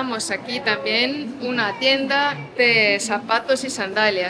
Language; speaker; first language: Spanish; non-native, fluent; Portuguese